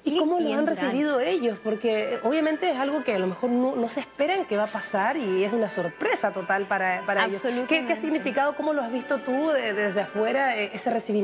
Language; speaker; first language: Spanish; native; Spanish